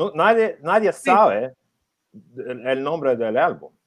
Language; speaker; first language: Spanish; non-native, learner; Ukrainian